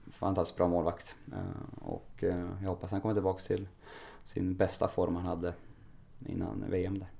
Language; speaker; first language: Swedish; native; Swedish